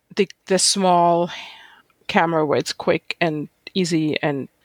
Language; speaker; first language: English; non-native, fluent; German